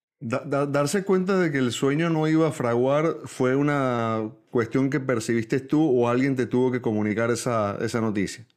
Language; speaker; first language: Spanish; native; Spanish